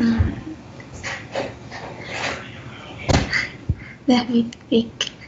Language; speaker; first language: English; non-native, learner; Chinese